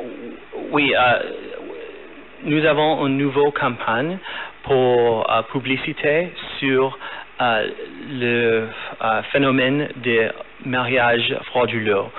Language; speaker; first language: French; non-native, fluent; English